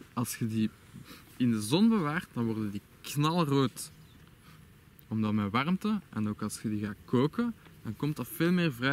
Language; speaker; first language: Dutch; native; Dutch